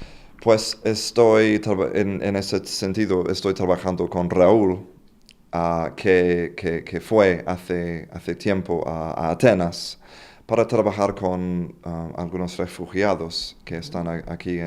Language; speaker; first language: Spanish; non-native, fluent; English